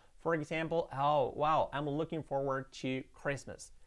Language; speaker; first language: English; non-native, fluent; Spanish